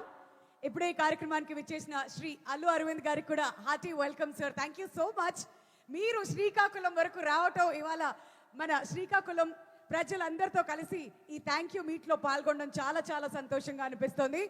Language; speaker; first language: Telugu; native; Telugu